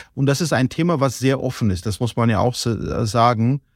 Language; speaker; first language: German; non-native, fluent; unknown